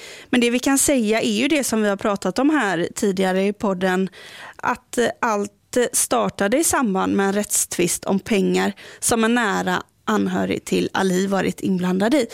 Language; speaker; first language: Swedish; native; Swedish